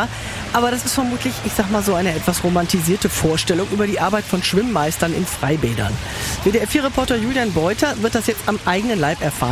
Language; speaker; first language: German; native; German